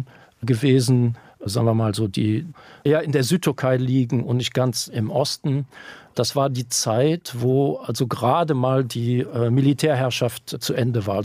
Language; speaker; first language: German; native; German